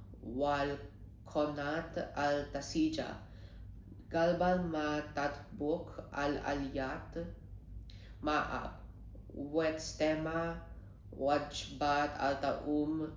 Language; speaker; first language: Arabic; non-native, learner; Filipino